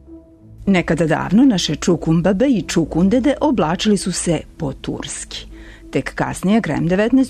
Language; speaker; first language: Serbian; native; Serbian